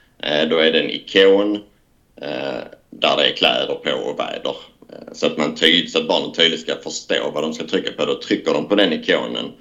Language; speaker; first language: Swedish; native; Swedish